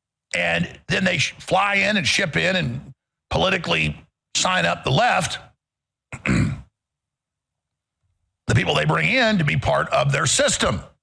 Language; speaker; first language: English; native; English